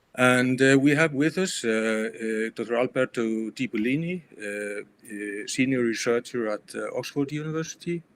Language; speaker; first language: English; non-native, fluent; Icelandic